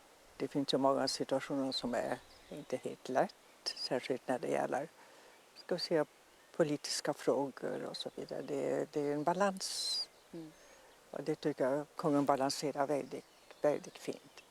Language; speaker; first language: Swedish; non-native, fluent; German